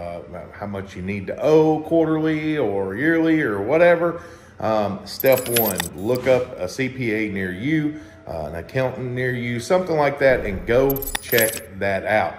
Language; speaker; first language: English; native; English